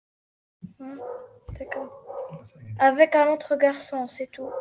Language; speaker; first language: French; non-native, learner; Arabic